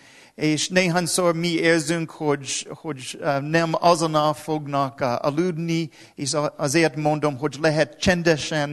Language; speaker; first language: Hungarian; non-native, learner; English